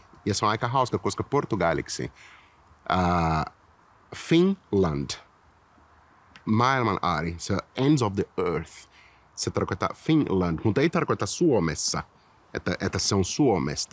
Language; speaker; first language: Finnish; non-native, fluent; Portuguese